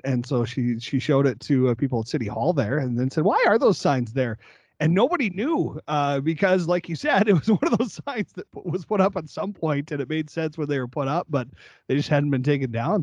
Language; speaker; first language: English; native; English